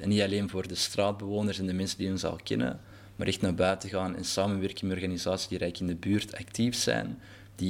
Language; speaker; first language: Dutch; native; Dutch